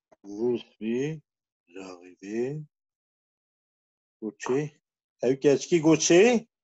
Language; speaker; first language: French; non-native, learner; Kurdish